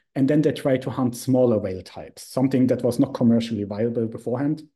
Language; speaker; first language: English; non-native, fluent; Swiss German